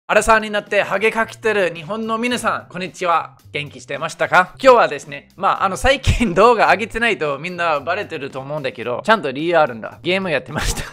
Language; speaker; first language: Japanese; non-native, fluent; English